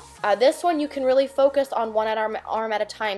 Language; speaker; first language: English; native; English